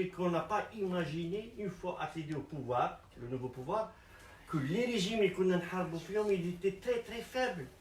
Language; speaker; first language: French; non-native, local second language; Arabic